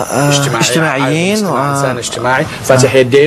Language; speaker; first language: Arabic; native; Arabic